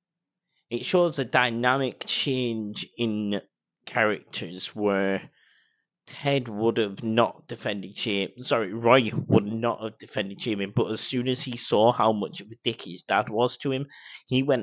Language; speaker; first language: English; native; English